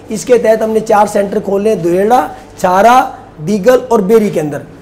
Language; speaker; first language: Hindi; native; Hindi